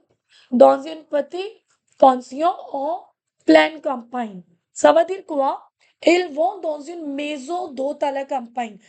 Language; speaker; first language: French; non-native, fluent; Hindi